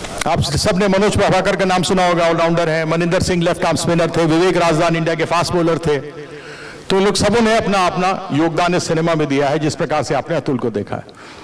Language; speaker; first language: Hindi; native; Hindi